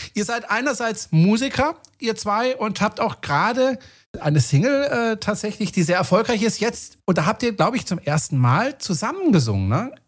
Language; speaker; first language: German; native; German